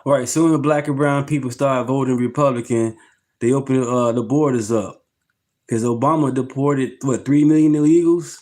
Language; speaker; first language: English; native; English